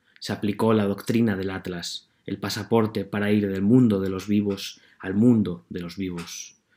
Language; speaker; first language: Spanish; native; Spanish